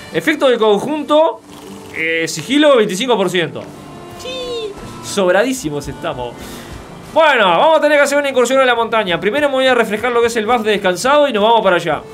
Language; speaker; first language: Spanish; native; Spanish